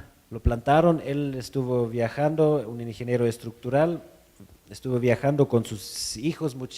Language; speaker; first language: Spanish; non-native, fluent; German